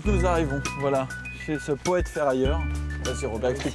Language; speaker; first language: French; native; French